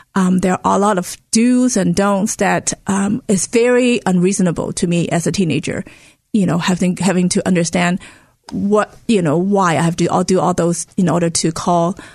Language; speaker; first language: English; non-native, local second language; Cantonese